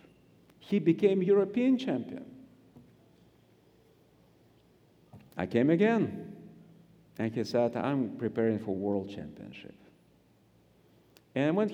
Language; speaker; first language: English; non-native, fluent; Russian